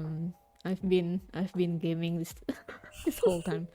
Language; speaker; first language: English; non-native, fluent; Indonesian